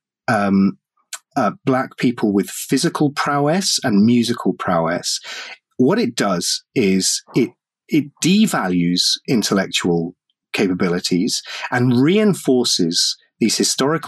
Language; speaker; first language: English; native; English